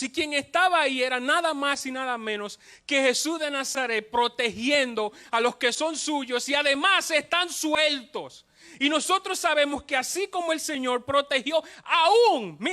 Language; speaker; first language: Spanish; native; Spanish